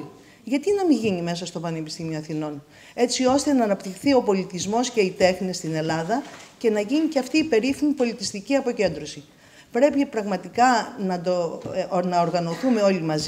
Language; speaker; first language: Greek; native; Greek